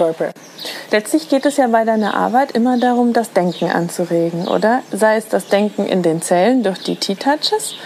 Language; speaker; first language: German; native; German